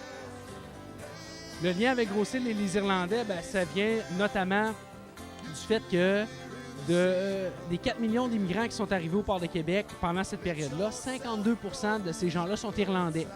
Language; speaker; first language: French; native; French